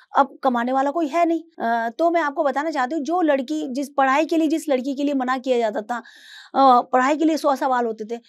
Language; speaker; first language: Hindi; native; Hindi